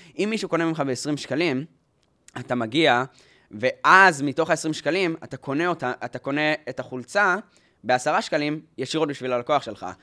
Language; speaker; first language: Hebrew; native; Hebrew